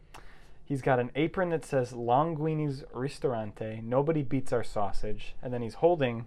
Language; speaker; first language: English; native; English